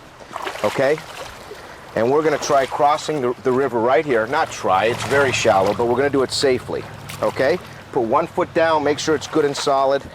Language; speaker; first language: English; native; English